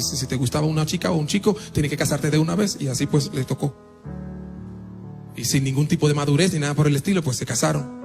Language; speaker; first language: Spanish; non-native, fluent; Haitian Creole